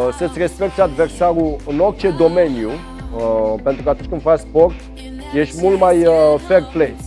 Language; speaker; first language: Romanian; early bilingual, heritage; Romanian